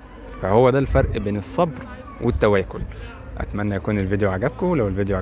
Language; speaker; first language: Arabic; native; Arabic